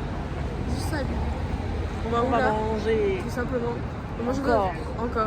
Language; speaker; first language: French; native; French